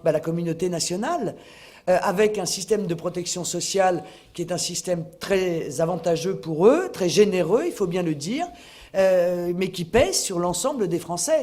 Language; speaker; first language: French; native; French